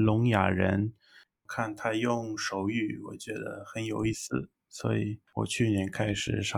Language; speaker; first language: Chinese; non-native, learner; English